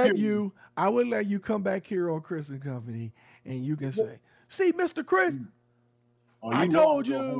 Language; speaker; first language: English; native; English